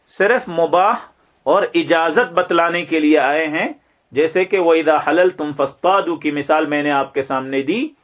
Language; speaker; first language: Urdu; non-native, local second language; Pashto